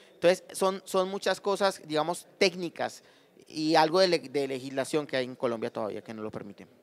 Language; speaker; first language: Spanish; native; Spanish